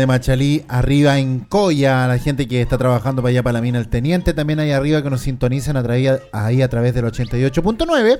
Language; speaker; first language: Spanish; native; Spanish